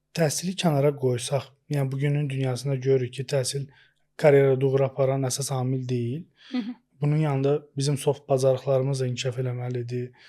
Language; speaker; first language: Azerbaijani; native; Azerbaijani